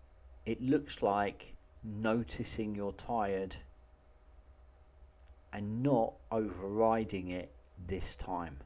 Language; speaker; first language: English; native; English